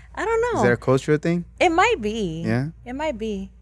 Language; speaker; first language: English; early bilingual, other home language; Spanish